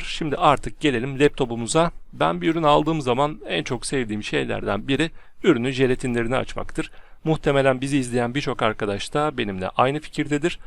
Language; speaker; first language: Turkish; native; Turkish